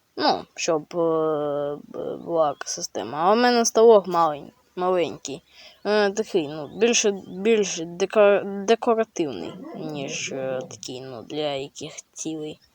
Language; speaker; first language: Ukrainian; non-native, local second language; Russian